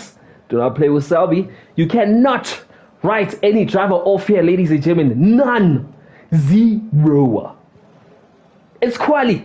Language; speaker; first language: English; non-native, local second language; Zulu